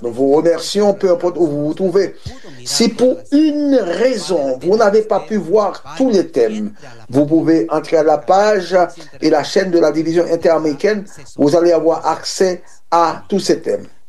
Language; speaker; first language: French; non-native, fluent; Spanish